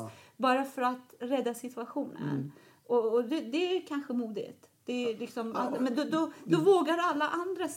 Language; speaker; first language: Swedish; non-native, fluent; Persian